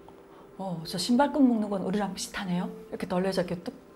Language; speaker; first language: Korean; native; Korean